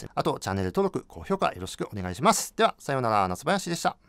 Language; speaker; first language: Japanese; native; Japanese